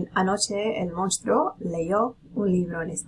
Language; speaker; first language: Spanish; non-native, fluent; English